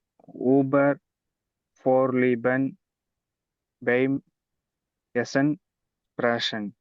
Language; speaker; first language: German; non-native, learner; Tamil